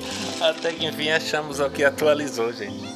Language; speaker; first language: Portuguese; native; Portuguese